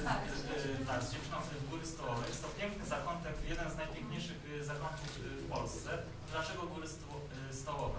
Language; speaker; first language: Polish; native; Polish